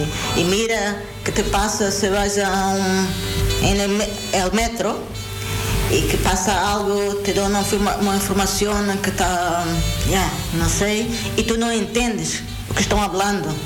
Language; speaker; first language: Spanish; non-native, learner; Portuguese